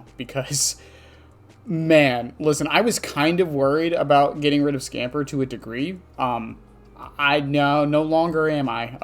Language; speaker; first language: English; native; English